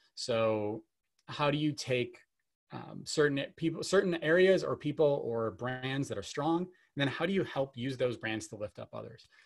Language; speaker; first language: English; native; English